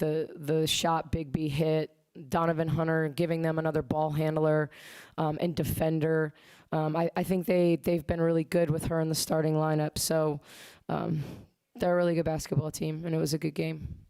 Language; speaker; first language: English; native; English